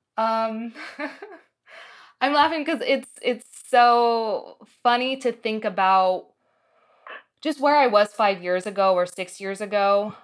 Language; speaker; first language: English; early bilingual, other home language; Arabic